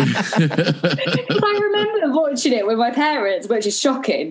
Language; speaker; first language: English; native; English